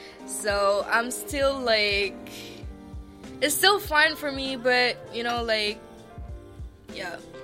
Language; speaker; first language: English; non-native, local second language; French